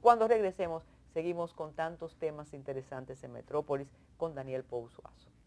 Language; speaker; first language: Spanish; native; Spanish